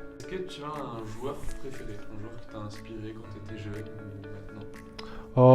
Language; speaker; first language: French; native; French